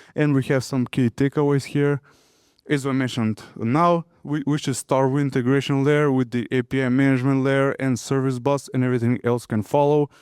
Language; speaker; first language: English; non-native, fluent; Macedonian